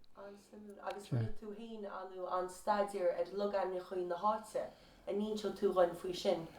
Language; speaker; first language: Irish; native; Irish